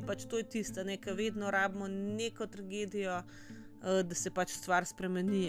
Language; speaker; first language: Slovenian; native; Slovenian